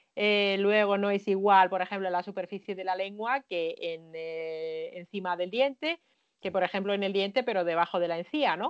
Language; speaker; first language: Spanish; non-native, fluent; Finnish